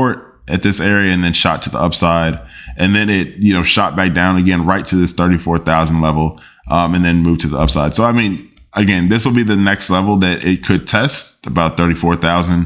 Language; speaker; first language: English; native; English